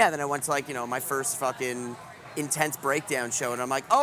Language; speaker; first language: English; native; English